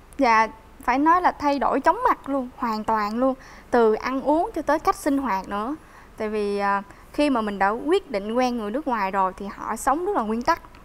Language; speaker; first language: Vietnamese; native; Vietnamese